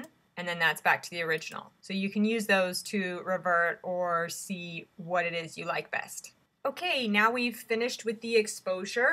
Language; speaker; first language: English; native; English